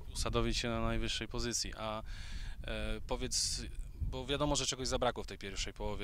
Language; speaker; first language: Polish; native; Polish